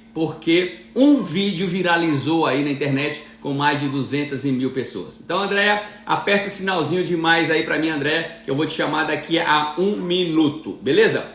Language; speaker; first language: Portuguese; native; Portuguese